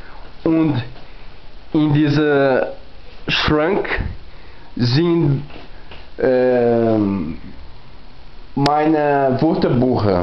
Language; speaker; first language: German; non-native, learner; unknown